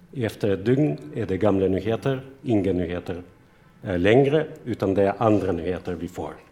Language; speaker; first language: Swedish; non-native, fluent; Russian